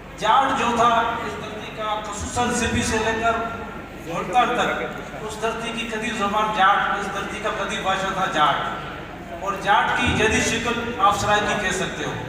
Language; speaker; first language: Urdu; non-native, local second language; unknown